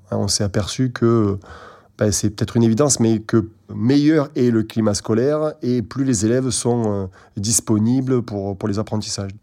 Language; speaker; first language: French; native; French